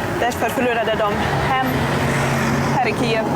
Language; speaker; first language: Swedish; non-native, fluent; Ukrainian